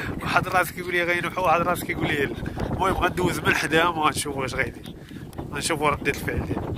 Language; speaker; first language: Arabic; native; Arabic